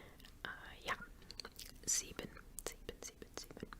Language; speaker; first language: German; non-native, learner; English